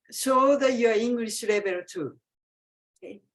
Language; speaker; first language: English; non-native, fluent; Japanese